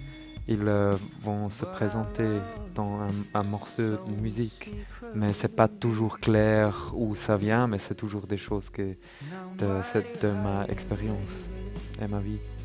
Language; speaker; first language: French; non-native, learner; German